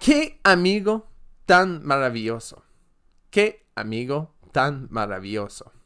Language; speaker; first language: Spanish; non-native, learner; French